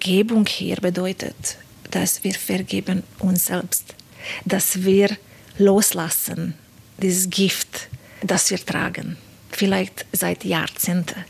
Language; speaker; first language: German; non-native, fluent; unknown